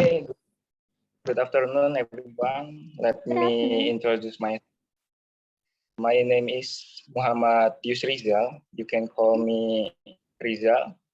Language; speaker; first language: English; non-native, learner; Indonesian